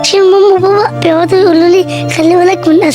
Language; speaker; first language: Arabic; native; Arabic